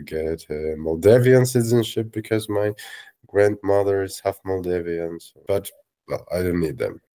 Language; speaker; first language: English; non-native, fluent; Russian